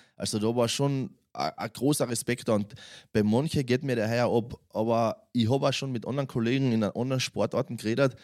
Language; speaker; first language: German; native; German